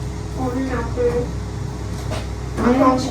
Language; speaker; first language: French; early bilingual, other home language; Armenian